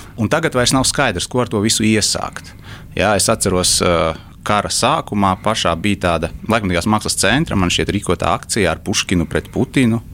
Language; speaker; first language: Latvian; non-native, local second language; Russian